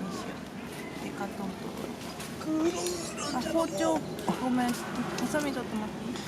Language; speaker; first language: Japanese; native; Japanese